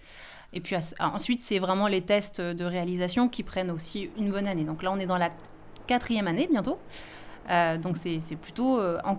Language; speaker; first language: French; native; French